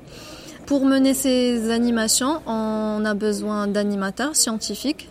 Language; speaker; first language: French; non-native, local second language; Arabic